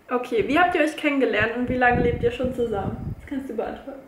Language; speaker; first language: German; native; German